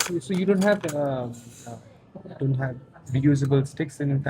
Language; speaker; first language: English; non-native, local second language; Hindi